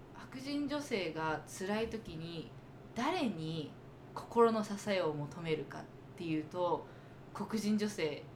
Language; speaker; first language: Japanese; early bilingual, other home language; English